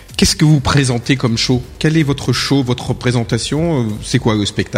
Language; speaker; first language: French; native; French